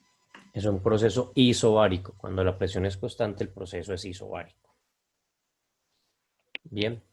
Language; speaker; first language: Spanish; native; Spanish